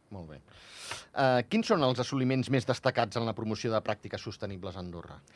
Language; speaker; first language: Catalan; native; Catalan